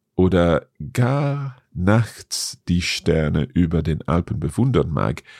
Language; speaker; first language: German; non-native, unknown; English